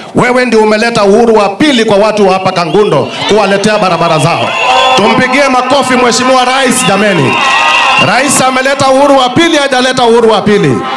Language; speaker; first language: Swahili; non-native, local second language; Kamba